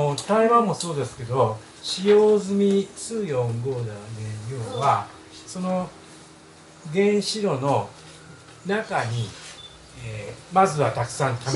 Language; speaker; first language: Japanese; native; Japanese